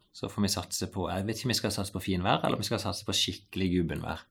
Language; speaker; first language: Norwegian; native; Norwegian